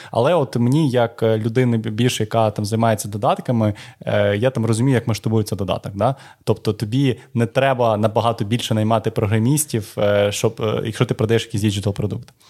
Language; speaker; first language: Ukrainian; native; Ukrainian